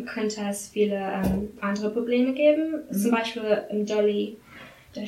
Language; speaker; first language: German; non-native, learner; English